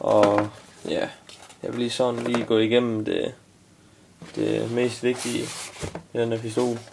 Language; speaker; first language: Danish; native; Danish